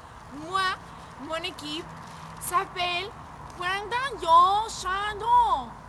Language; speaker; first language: French; non-native, learner; Spanish